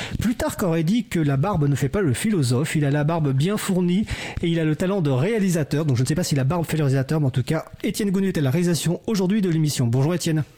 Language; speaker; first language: French; native; French